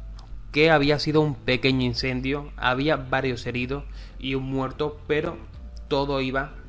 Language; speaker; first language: Spanish; native; Spanish